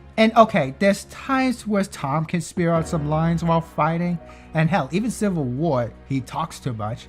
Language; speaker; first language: English; native; English